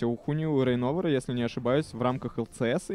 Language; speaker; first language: Russian; native; Russian